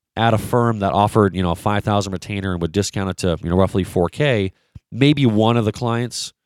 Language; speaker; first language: English; native; English